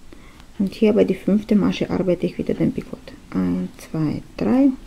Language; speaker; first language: German; non-native, fluent; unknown